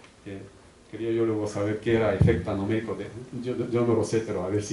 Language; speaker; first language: Spanish; native; Spanish